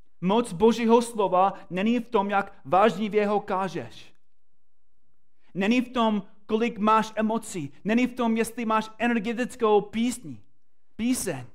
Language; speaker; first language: Czech; non-native, fluent; English